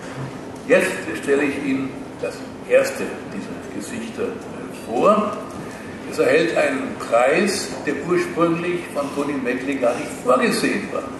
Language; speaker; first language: German; native; German